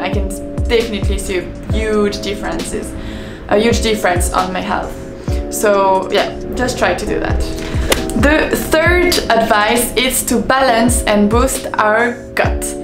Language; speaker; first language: English; non-native, fluent; French